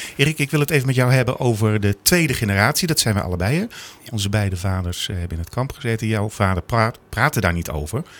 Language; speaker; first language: Dutch; native; Dutch